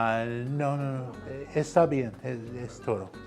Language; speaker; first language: Spanish; non-native, learner; English